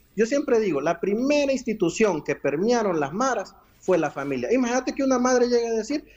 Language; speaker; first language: Spanish; native; Spanish